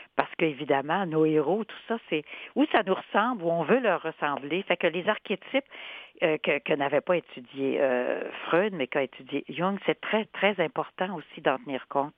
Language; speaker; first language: French; native; French